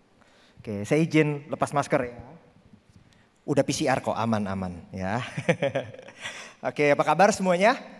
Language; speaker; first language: Indonesian; native; Indonesian